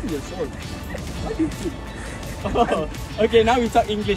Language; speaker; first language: English; non-native, learner; Indonesian